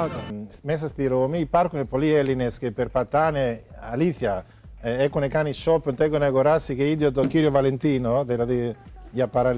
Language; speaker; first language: Greek; non-native, learner; Italian